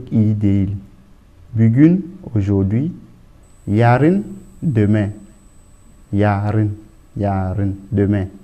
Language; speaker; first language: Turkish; non-native, learner; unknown